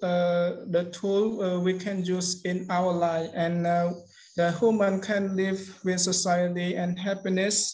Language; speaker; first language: English; non-native, learner; Khmer